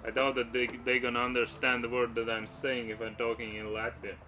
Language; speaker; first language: English; non-native, learner; Latvian